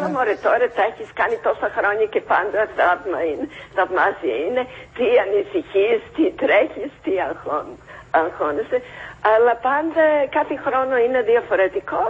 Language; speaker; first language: Greek; non-native, fluent; English